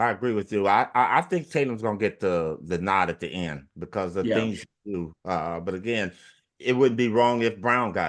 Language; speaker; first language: English; native; English